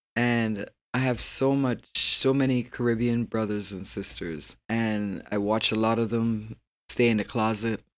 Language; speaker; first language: English; native; English